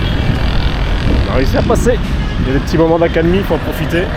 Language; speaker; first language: French; native; French